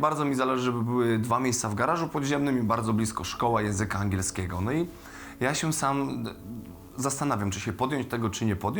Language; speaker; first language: Polish; native; Polish